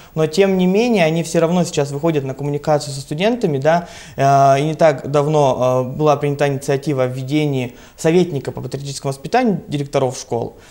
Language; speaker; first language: Russian; native; Russian